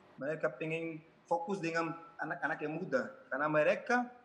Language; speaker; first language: Indonesian; non-native, fluent; Portuguese